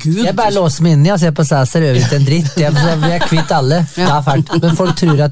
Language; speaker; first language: Norwegian; native; Norwegian